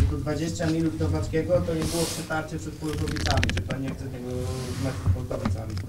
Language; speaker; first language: Polish; native; Polish